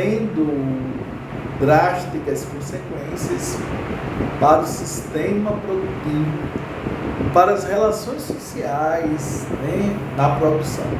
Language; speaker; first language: Portuguese; native; Portuguese